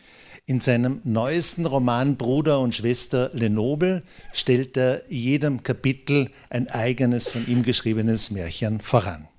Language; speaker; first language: German; native; German